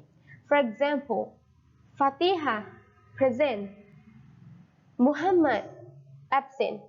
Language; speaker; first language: English; non-native, fluent; Thai